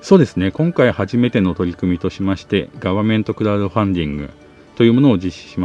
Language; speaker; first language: Japanese; native; Japanese